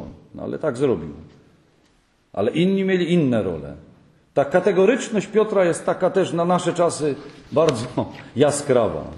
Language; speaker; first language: Polish; native; Polish